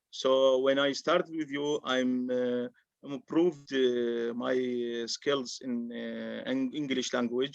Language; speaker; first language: English; non-native, learner; Arabic